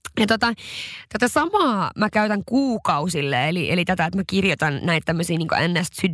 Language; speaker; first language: Finnish; non-native, local second language; Swedish